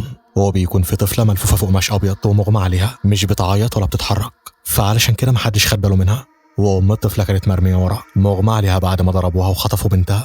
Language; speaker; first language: Arabic; native; Arabic